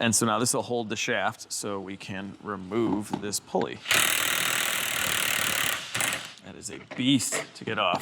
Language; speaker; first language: English; native; English